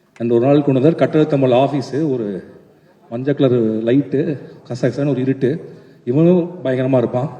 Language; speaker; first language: Tamil; native; Tamil